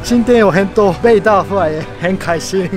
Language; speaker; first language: Chinese; non-native, fluent; Japanese